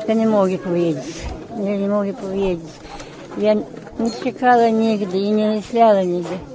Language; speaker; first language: Polish; early bilingual, heritage; Polish